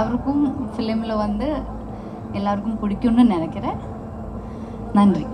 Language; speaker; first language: Tamil; non-native, learner; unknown